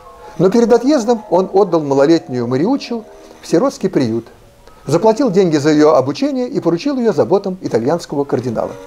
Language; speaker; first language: Russian; native; Russian